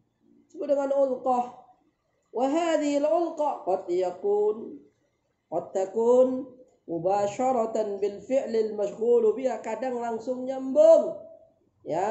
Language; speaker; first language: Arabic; non-native, fluent; Indonesian